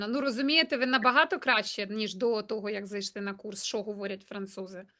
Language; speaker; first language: Ukrainian; native; Ukrainian